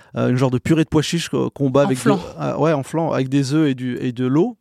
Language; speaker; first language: French; native; French